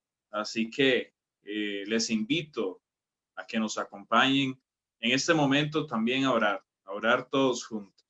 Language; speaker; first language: Spanish; native; Spanish